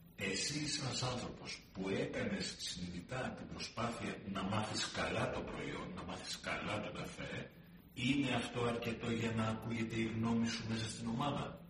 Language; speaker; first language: Greek; native; Greek